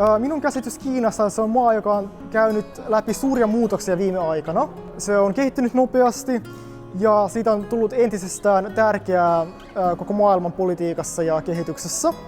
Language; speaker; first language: Finnish; non-native, fluent; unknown